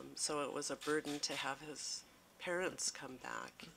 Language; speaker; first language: English; native; English